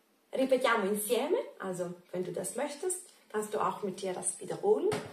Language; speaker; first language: German; non-native, fluent; Italian